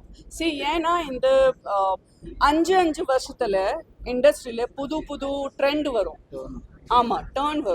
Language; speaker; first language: Tamil; non-native, fluent; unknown